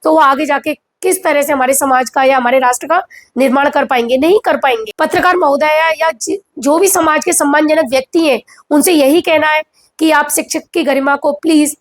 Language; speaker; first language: Hindi; native; Hindi